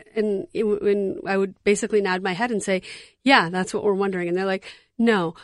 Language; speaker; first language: English; native; English